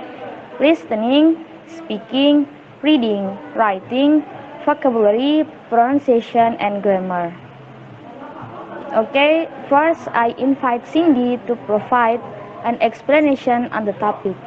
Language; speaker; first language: English; non-native, learner; Indonesian